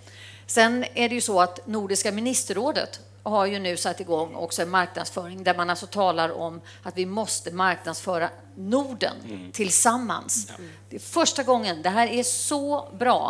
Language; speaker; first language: Swedish; native; Swedish